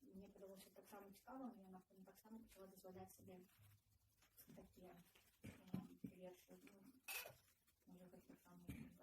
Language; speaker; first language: Belarusian; non-native, local second language; Russian